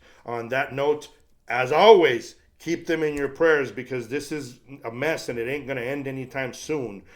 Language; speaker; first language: English; native; English